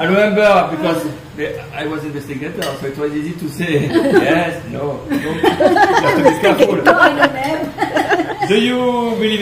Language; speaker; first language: English; non-native, learner; French